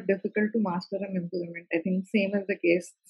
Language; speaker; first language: English; non-native, local second language; Marathi